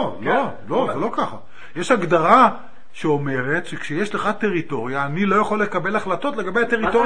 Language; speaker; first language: Hebrew; native; Hebrew